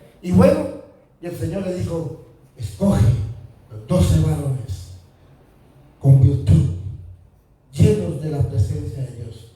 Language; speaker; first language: Spanish; native; Spanish